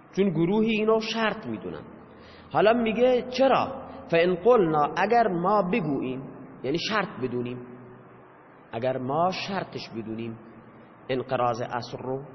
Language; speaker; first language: Persian; non-native, local second language; Baluchi